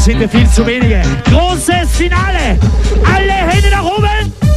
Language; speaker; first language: German; native; German